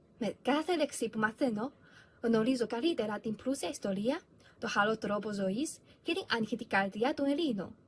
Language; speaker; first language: Greek; non-native, fluent; Chinese